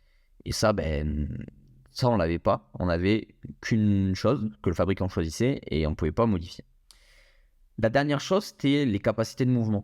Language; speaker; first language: French; native; French